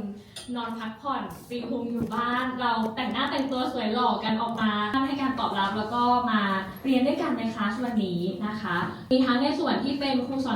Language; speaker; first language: Thai; native; Thai